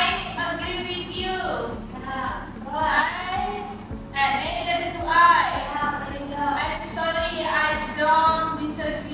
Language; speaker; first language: English; non-native, learner; Indonesian